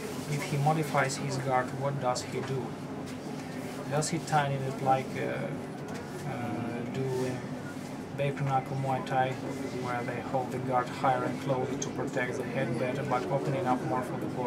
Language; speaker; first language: English; non-native, fluent; Russian